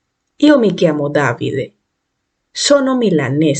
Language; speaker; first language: Italian; non-native, fluent; Spanish